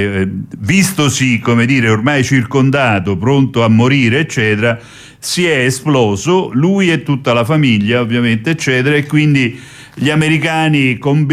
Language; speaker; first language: Italian; native; Italian